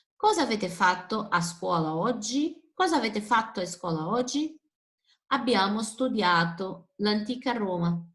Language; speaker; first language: Italian; non-native, fluent; Portuguese